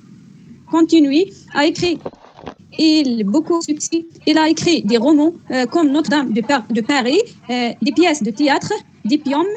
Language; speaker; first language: French; non-native, learner; Arabic